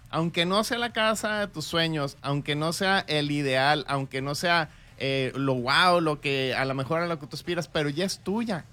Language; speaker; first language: Spanish; native; Spanish